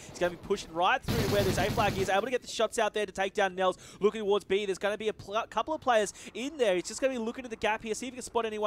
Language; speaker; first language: English; native; English